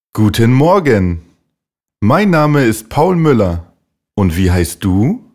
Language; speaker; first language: German; native; German